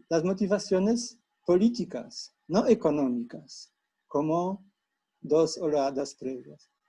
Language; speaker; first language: Spanish; non-native, fluent; Polish